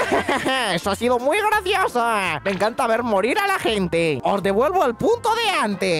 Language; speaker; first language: Spanish; native; Spanish